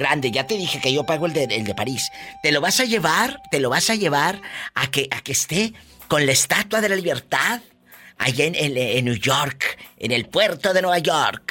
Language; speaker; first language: Spanish; native; Spanish